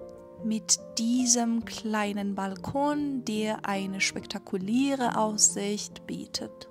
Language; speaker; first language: German; non-native, fluent; Persian